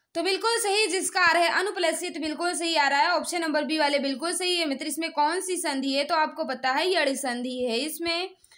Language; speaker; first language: Hindi; native; Hindi